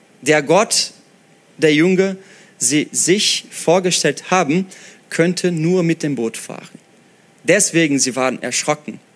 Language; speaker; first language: German; non-native, fluent; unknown